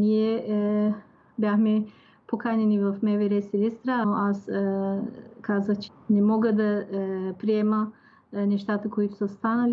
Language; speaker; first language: Bulgarian; non-native, local second language; Turkish